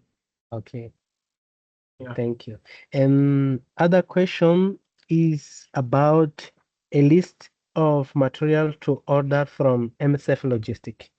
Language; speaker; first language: English; non-native, learner; Portuguese